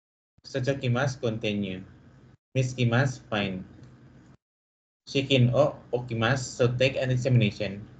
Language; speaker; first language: English; non-native, local second language; Filipino